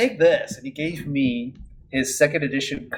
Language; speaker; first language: English; non-native, fluent; Spanish